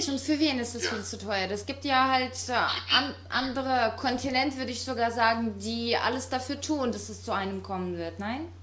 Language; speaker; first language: German; non-native, fluent; Russian